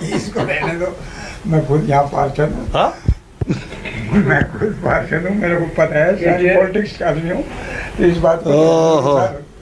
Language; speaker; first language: Hindi; native; Hindi